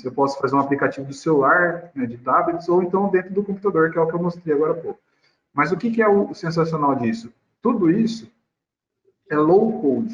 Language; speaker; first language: Portuguese; native; Portuguese